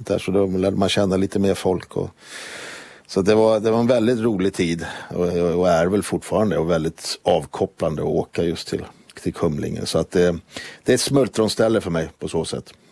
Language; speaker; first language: Swedish; native; Swedish